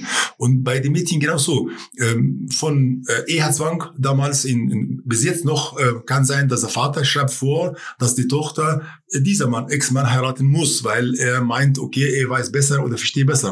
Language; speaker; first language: German; non-native, fluent; Arabic